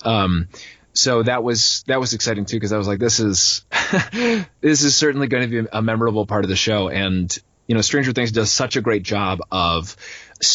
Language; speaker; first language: English; native; English